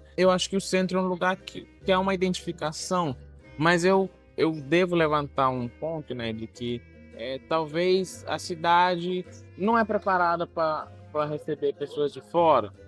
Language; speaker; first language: Portuguese; non-native, local second language; Kabuverdianu